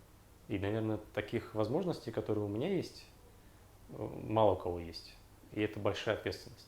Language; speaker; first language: Russian; native; Russian